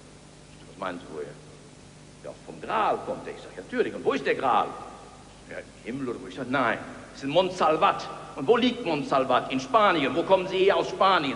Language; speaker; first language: German; native; German